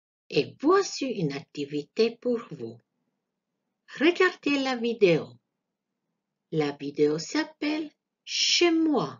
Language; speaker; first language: French; non-native, fluent; Croatian